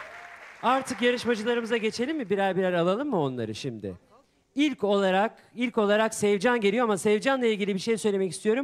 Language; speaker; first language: Turkish; native; Turkish